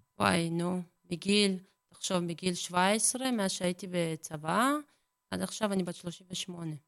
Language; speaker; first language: Hebrew; early bilingual, other home language; Russian